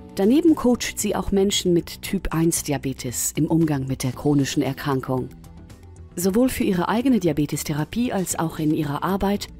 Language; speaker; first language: German; native; German